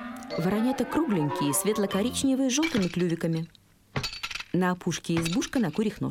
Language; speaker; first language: Russian; native; Russian